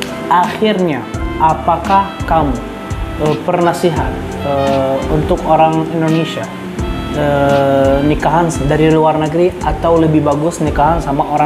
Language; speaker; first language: Indonesian; non-native, learner; Arabic